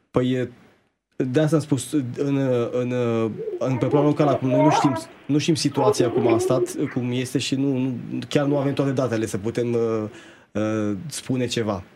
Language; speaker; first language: Romanian; native; Romanian